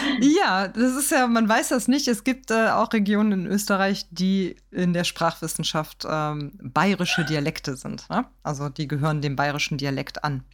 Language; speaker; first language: German; native; German